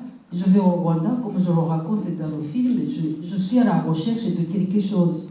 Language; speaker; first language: French; non-native, local second language; Kinyarwanda